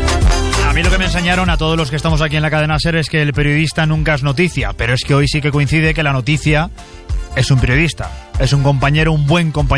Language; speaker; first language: Spanish; native; Spanish